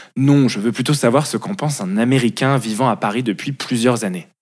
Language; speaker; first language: French; native; French